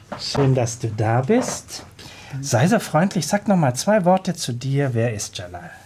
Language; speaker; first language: German; native; German